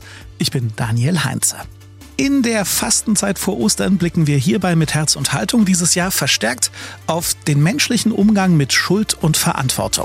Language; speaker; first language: German; native; German